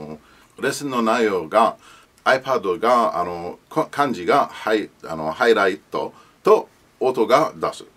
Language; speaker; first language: Japanese; non-native, learner; English